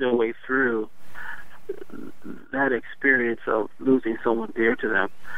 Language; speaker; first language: English; native; English